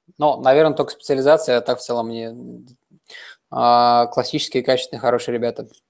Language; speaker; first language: Russian; native; Russian